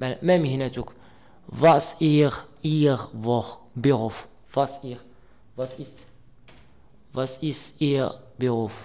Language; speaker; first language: German; non-native, learner; Arabic